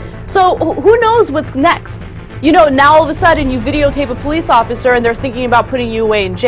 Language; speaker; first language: English; native; English